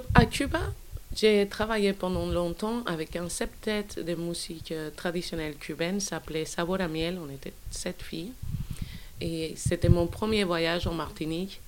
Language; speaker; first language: French; non-native, fluent; Spanish